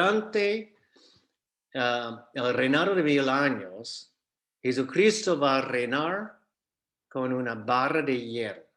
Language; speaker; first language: Spanish; non-native, fluent; English